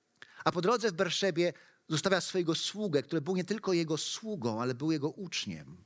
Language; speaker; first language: Polish; native; Polish